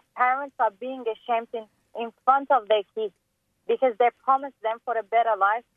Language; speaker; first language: English; non-native, fluent; Persian